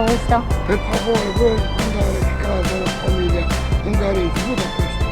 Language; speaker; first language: Italian; non-native, learner; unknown